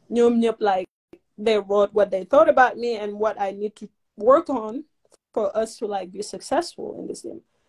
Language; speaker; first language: English; non-native, fluent; Wolof